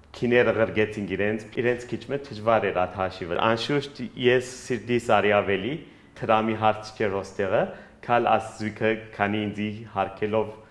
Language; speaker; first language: Armenian; early bilingual, heritage; Armenian